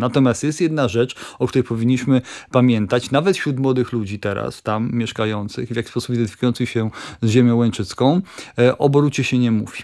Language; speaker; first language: Polish; native; Polish